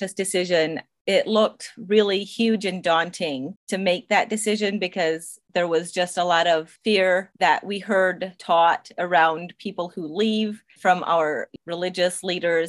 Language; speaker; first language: English; non-native, local second language; Pennsylvania German